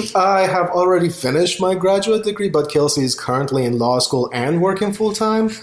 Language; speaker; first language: English; non-native, fluent; Persian